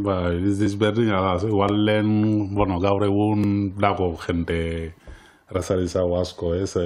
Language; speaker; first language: Basque; non-native, learner; Wolof